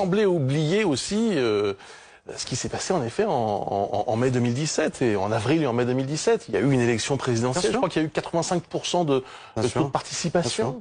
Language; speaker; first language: French; native; French